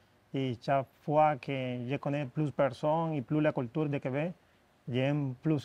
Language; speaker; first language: French; non-native, learner; Spanish